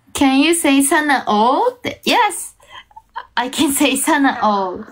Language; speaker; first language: English; non-native, fluent; Japanese